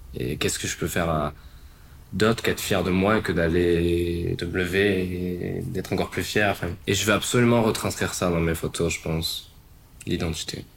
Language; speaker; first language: French; native; French